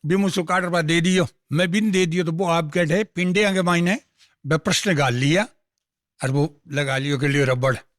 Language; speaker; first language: Hindi; non-native, local second language; Marwari